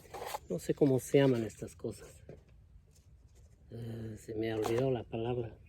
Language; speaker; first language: Spanish; non-native, fluent; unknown